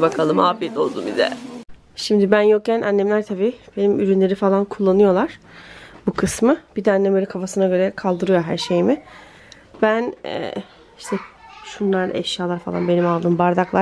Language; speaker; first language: Turkish; native; Turkish